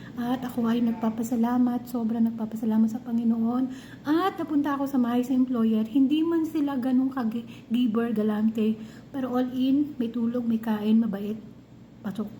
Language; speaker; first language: Filipino; non-native, local second language; Cebuano